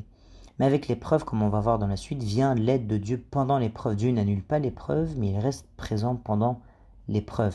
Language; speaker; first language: French; native; French